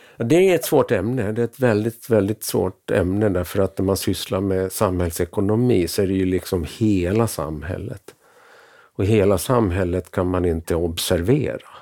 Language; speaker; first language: Swedish; native; Swedish